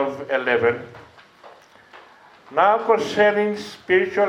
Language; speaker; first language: English; non-native, fluent; Greek